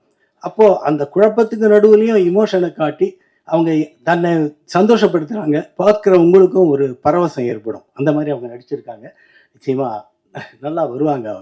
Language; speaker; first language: Tamil; native; Tamil